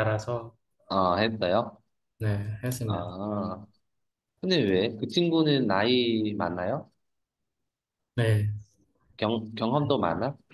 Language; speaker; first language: Korean; non-native, fluent; Vietnamese